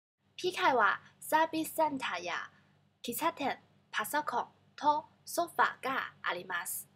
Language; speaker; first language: Japanese; non-native, learner; Cantonese